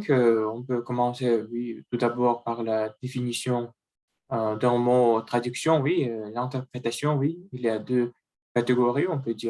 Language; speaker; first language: French; non-native, learner; Russian